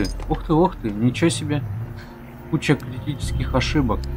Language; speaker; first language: Russian; native; Russian